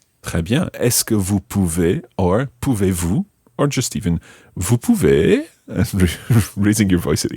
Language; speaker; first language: French; non-native, fluent; English